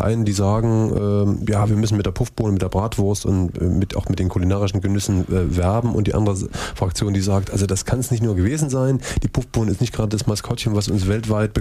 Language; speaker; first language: German; native; German